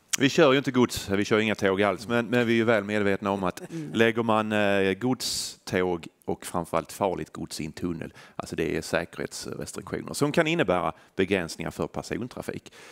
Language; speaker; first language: Swedish; native; Swedish